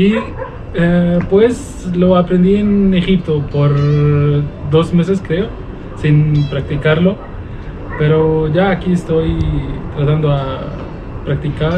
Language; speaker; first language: Spanish; non-native, learner; Arabic